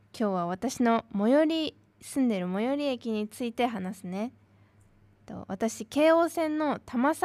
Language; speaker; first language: Japanese; native; Japanese